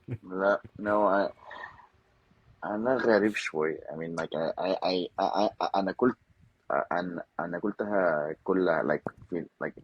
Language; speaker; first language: Arabic; non-native, learner; Spanish